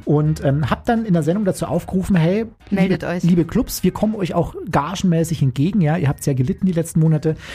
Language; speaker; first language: German; native; German